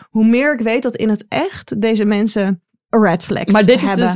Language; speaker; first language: Dutch; native; Dutch